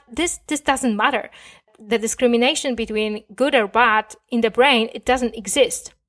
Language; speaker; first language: English; non-native, fluent; Polish